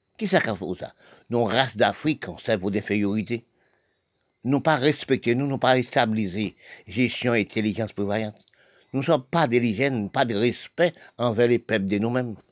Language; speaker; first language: French; non-native, local second language; Haitian Creole